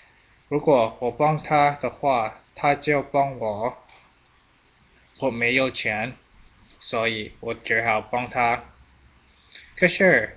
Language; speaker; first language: Chinese; non-native, learner; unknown